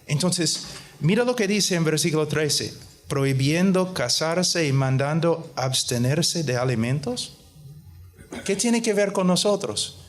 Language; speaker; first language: Spanish; non-native, fluent; English